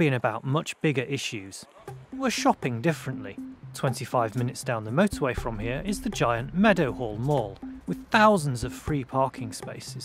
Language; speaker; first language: English; native; English